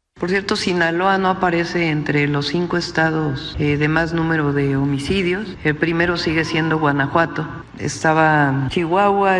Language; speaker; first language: Spanish; native; Spanish